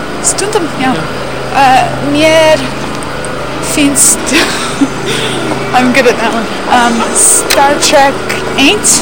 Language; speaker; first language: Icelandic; non-native, learner; English